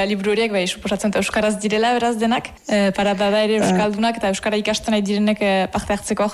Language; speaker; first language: Basque; native; Basque